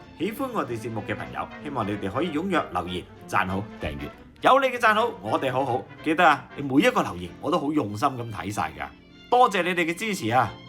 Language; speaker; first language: Cantonese; native; Cantonese